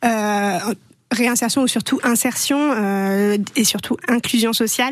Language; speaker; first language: French; native; French